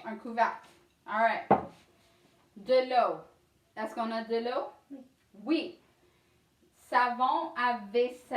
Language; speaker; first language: French; non-native, learner; English